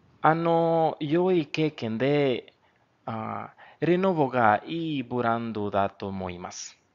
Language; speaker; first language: Japanese; non-native, learner; Spanish